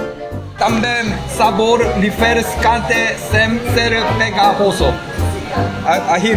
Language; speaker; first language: Portuguese; non-native, learner; Korean